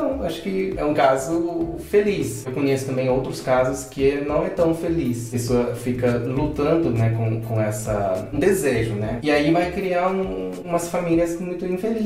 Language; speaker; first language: Portuguese; non-native, fluent; Chinese